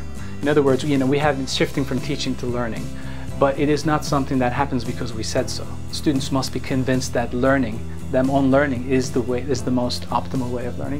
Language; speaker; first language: English; non-native, fluent; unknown